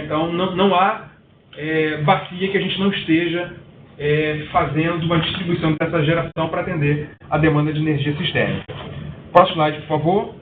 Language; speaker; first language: Portuguese; native; Portuguese